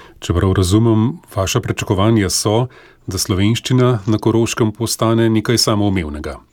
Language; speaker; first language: Slovenian; native; Slovenian